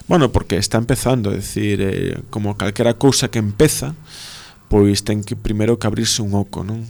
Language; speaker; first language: Galician; non-native, local second language; Spanish